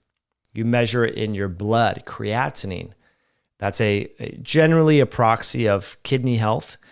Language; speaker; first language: English; native; English